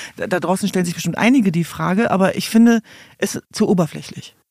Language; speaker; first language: German; native; German